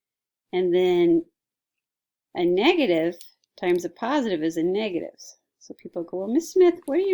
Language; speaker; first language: English; native; English